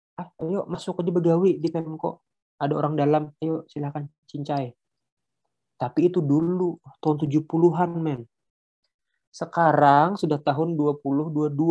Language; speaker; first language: Indonesian; non-native, local second language; Banjar